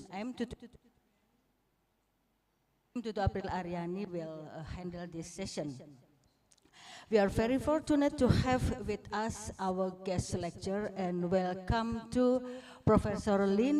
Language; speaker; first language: English; non-native, fluent; Indonesian